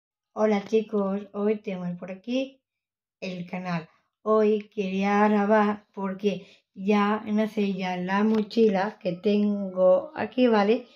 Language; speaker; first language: Spanish; non-native, local second language; Catalan